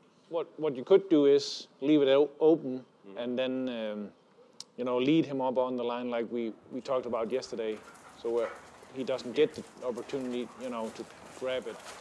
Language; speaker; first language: English; non-native, fluent; Danish